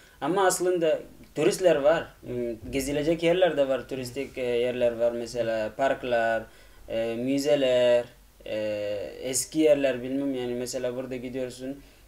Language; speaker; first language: Turkish; non-native, fluent; Arabic